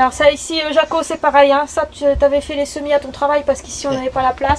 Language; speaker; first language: French; native; French